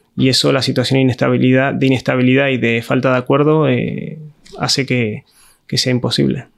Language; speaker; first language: Spanish; native; Spanish